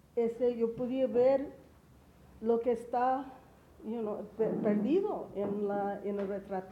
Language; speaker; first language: Spanish; early bilingual, heritage; English